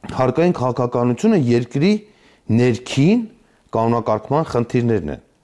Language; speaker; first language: Armenian; native; Armenian